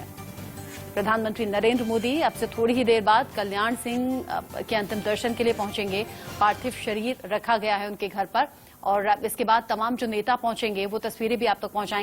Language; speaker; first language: Hindi; native; Hindi